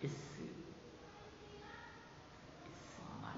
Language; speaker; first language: Japanese; non-native, learner; Vietnamese